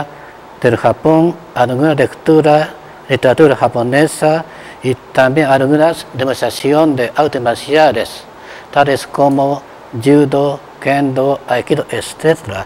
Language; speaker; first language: Spanish; non-native, fluent; Japanese